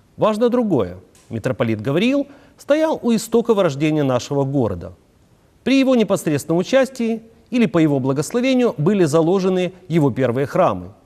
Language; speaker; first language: Russian; native; Russian